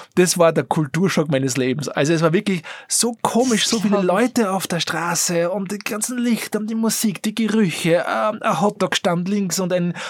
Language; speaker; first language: German; native; German